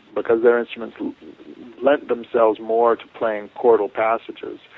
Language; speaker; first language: English; native; English